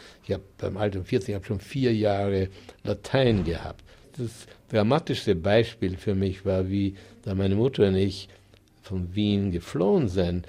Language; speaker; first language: German; native; German